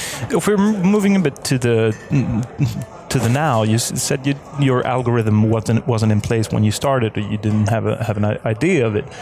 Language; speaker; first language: English; non-native, fluent; Swedish